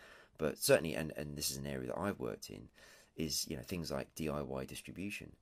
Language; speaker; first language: English; native; English